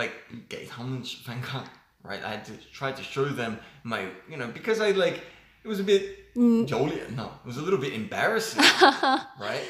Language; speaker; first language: English; native; English